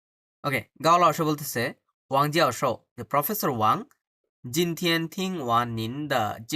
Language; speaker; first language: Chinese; non-native, fluent; Bangla